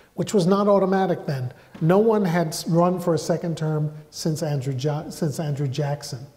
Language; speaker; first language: English; native; English